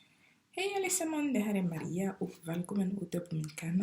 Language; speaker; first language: Swedish; non-native, fluent; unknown